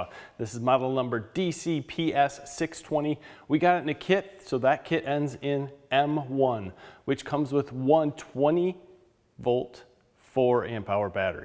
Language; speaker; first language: English; native; English